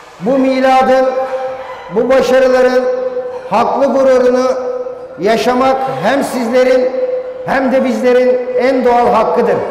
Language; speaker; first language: Turkish; native; Turkish